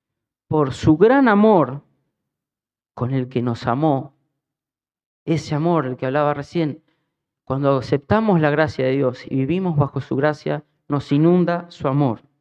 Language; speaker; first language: Spanish; native; Spanish